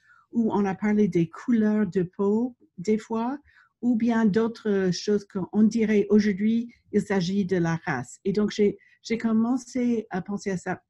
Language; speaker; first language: French; non-native, fluent; English